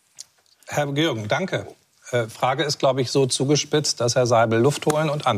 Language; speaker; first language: German; native; German